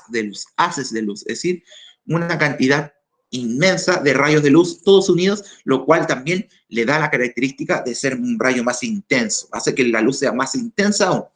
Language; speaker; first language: Spanish; native; Spanish